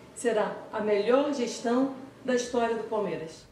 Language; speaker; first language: Portuguese; native; Portuguese